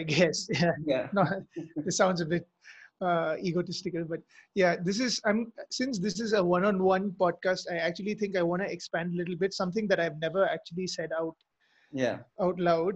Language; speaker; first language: English; non-native, local second language; Mizo